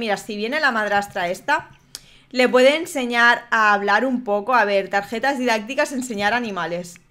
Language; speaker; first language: Spanish; native; Spanish